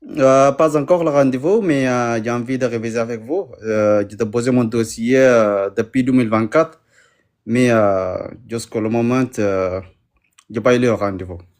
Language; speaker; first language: French; non-native, learner; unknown